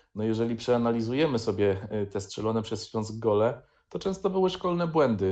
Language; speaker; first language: Polish; native; Polish